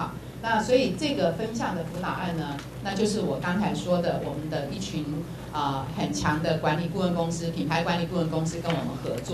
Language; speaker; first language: Chinese; native; Chinese